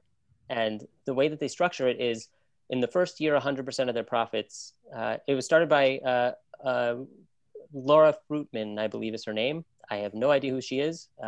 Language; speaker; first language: English; native; English